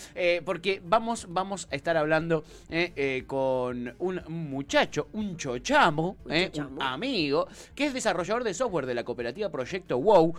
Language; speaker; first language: Spanish; native; Spanish